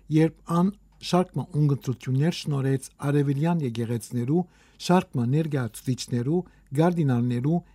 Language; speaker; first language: Armenian; native; Armenian